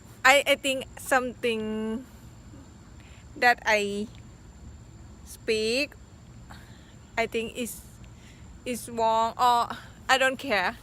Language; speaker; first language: English; non-native, learner; Thai